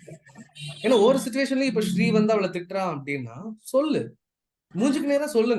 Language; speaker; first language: Tamil; native; Tamil